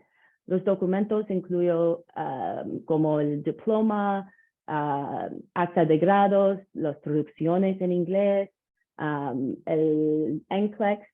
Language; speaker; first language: Spanish; non-native, learner; English